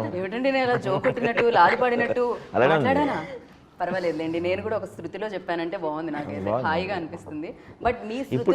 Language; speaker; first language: Telugu; native; Telugu